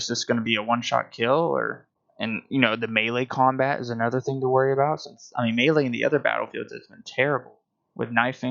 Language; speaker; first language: English; native; English